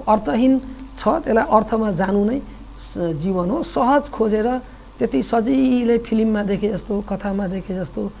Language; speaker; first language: Nepali; native; Nepali